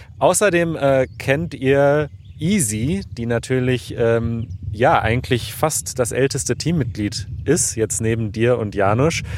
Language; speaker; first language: German; native; German